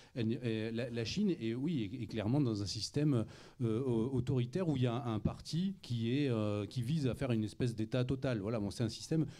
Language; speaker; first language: French; native; French